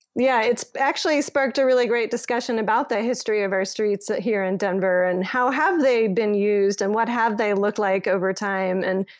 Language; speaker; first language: English; native; English